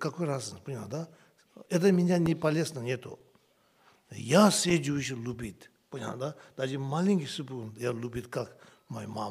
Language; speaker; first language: Russian; non-native, learner; Tibetan